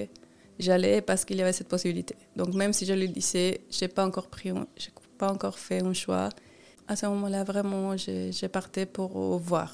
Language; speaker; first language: French; non-native, fluent; Spanish